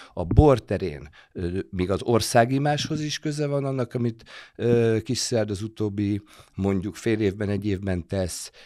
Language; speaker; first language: Hungarian; native; Hungarian